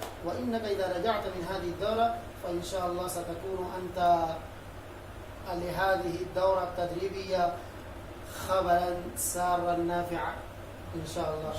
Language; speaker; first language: Arabic; non-native, fluent; Urdu